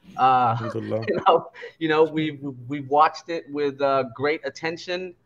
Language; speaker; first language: English; native; English